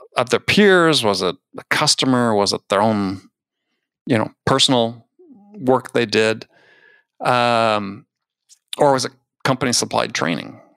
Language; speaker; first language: English; native; English